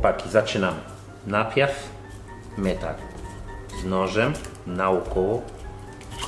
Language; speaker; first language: Polish; non-native, learner; French